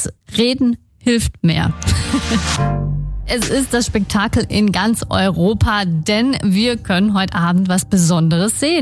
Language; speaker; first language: German; native; German